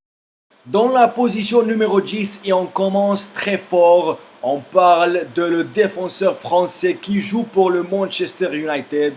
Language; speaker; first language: French; non-native, fluent; Spanish